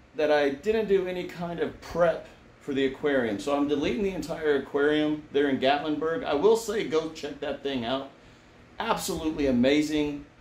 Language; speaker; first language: English; native; English